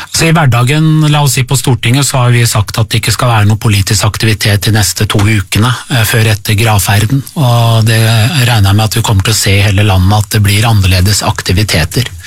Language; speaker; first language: Norwegian; early bilingual, other home language; Persian